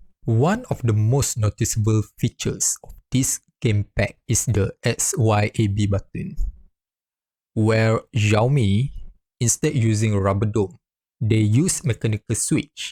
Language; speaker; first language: English; non-native, fluent; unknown